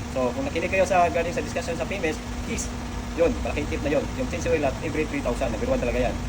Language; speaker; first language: Filipino; non-native, local second language; Cebuano